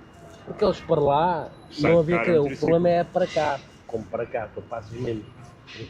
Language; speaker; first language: Portuguese; native; Portuguese